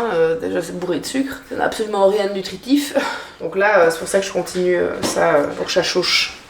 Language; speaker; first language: French; native; French